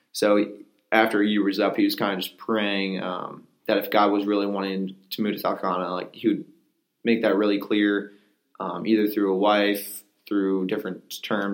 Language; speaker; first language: English; native; English